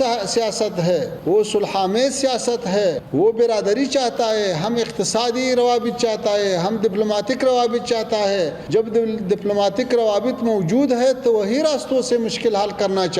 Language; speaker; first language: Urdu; non-native, fluent; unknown